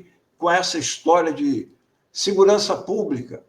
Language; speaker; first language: Portuguese; native; Portuguese